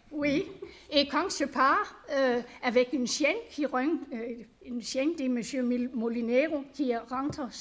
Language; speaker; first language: French; non-native, learner; Danish